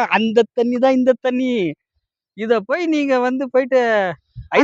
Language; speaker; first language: Tamil; native; Tamil